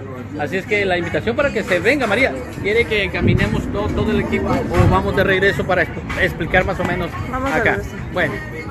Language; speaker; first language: Spanish; native; Spanish